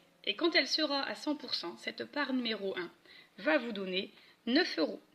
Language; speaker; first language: French; native; French